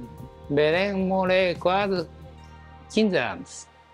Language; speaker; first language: Portuguese; non-native, learner; Japanese